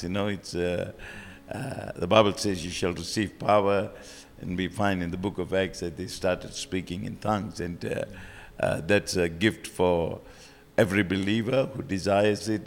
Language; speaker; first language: English; non-native, local second language; Tamil